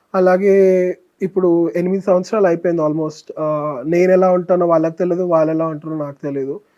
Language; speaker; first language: Telugu; native; Telugu